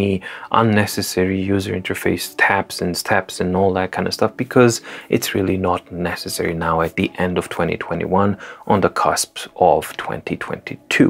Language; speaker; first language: English; non-native, fluent; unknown